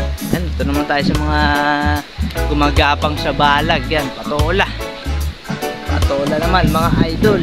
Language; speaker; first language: Filipino; native; Filipino